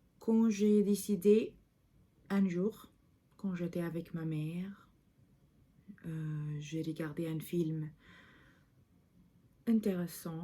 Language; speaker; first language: French; non-native, fluent; English